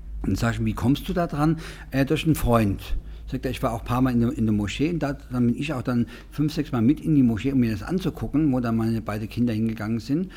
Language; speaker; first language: German; native; German